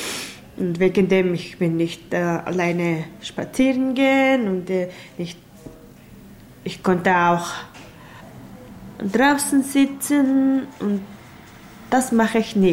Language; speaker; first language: German; non-native, learner; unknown